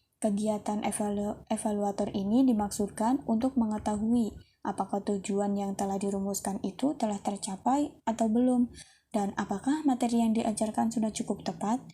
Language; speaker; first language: Indonesian; native; Indonesian